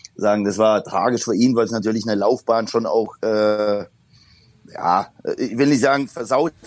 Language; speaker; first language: German; early bilingual, other home language; Polish